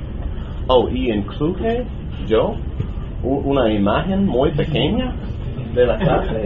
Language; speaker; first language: Spanish; non-native, learner; English